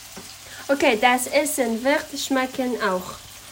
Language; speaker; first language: German; non-native, learner; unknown